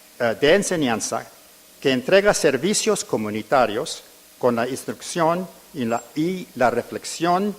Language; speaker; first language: Spanish; early bilingual, heritage; English